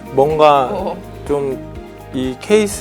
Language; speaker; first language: Korean; native; Korean